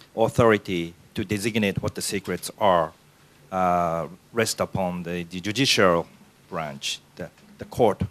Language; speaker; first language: English; non-native, fluent; Japanese